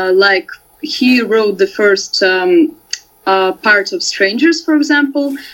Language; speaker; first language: English; non-native, fluent; Russian